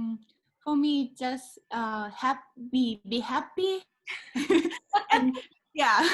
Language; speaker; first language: English; non-native, learner; Thai